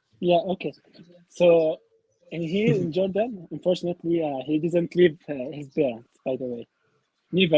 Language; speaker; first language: English; non-native, learner; Arabic